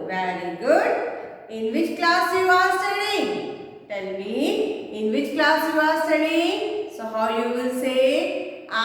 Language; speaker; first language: English; non-native, local second language; Hindi